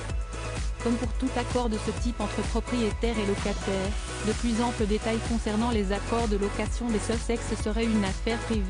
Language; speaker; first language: French; native; French